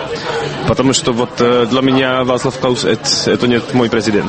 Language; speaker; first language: Russian; non-native, learner; Czech